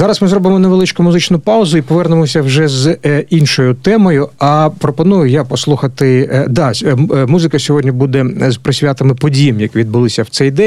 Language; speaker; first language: Ukrainian; native; Ukrainian